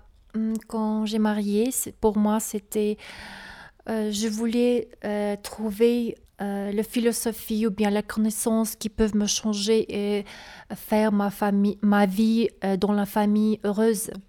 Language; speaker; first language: French; non-native, learner; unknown